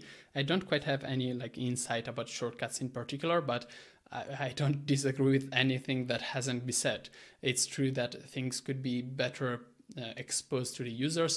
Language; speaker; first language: English; non-native, fluent; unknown